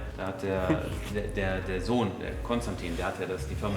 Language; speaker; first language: German; native; German